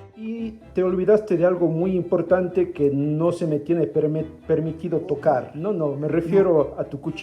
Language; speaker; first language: Spanish; native; Spanish